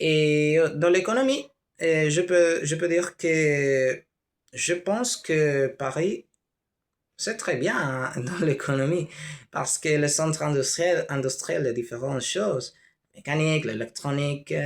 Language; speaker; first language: French; non-native, learner; Spanish